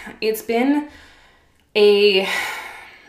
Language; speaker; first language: English; native; English